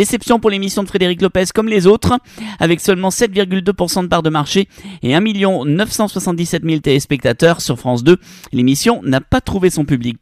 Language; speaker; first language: French; native; French